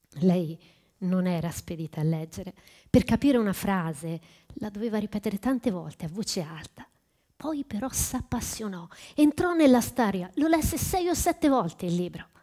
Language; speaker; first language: Italian; native; Italian